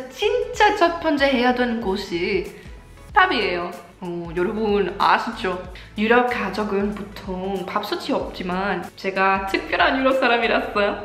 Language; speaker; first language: Korean; non-native, fluent; German